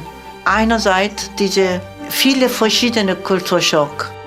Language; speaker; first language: German; non-native, fluent; Korean